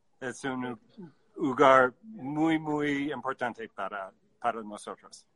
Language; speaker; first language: Spanish; non-native, learner; English